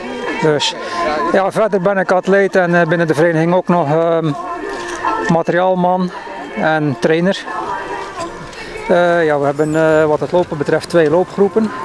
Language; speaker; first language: Dutch; native; Dutch